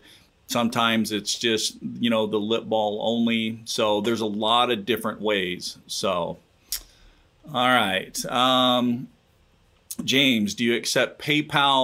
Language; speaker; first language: English; native; English